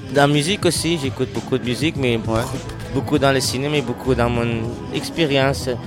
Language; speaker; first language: French; non-native, learner; English